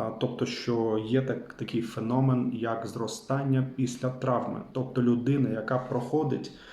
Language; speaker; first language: Ukrainian; non-native, local second language; Russian